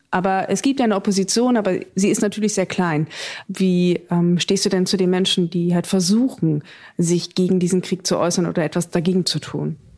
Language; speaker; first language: German; native; German